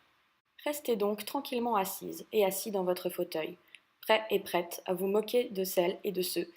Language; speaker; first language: French; native; French